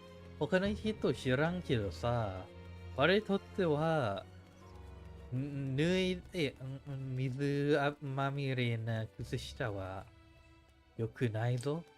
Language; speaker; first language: Japanese; non-native, fluent; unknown